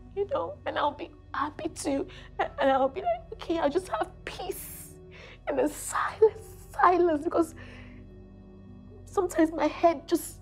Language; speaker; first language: English; non-native, local second language; Igbo